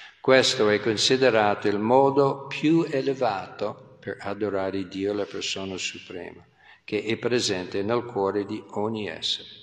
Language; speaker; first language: Italian; non-native, fluent; English